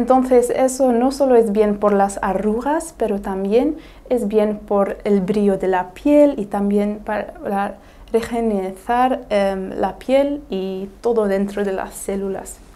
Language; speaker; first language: Spanish; non-native, fluent; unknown